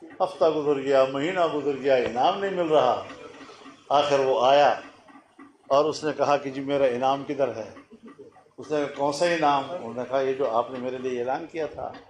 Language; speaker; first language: Urdu; non-native, local second language; Pashto